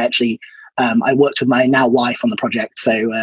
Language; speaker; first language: English; native; English